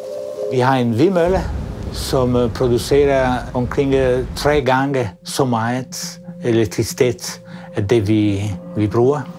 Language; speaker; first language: Danish; non-native, fluent; Italian